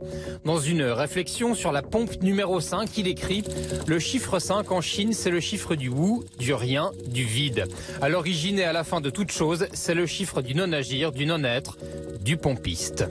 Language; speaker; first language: French; native; French